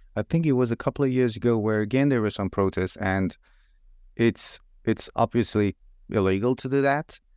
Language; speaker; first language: English; non-native, fluent; Persian